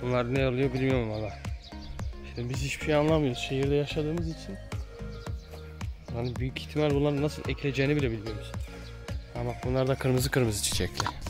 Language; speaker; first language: Turkish; early bilingual, heritage; Turkish